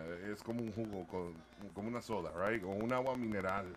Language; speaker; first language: Spanish; early bilingual, heritage; Spanish